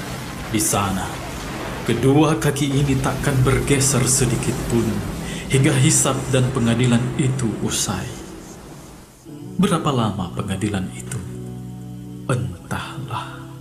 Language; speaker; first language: Indonesian; native; Indonesian